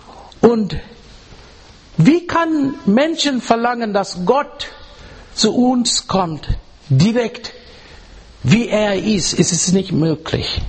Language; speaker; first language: German; non-native, learner; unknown